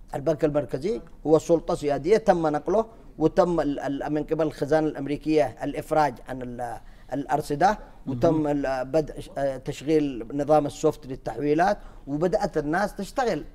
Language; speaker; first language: Arabic; native; Arabic